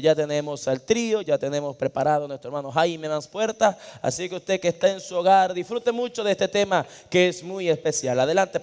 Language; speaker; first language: Spanish; native; Spanish